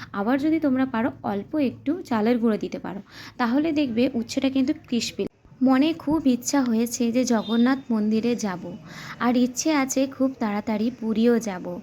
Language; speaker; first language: Bangla; non-native, local second language; Santali